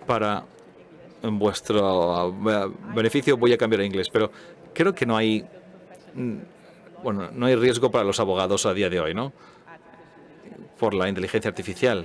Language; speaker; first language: Spanish; non-native, fluent; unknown